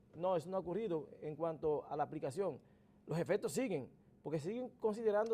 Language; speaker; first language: Spanish; native; Spanish